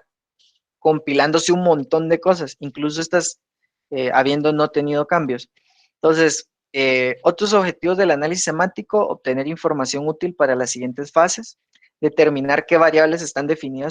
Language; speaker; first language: Spanish; native; Spanish